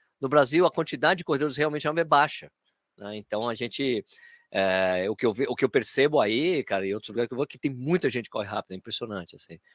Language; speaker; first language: Portuguese; native; Portuguese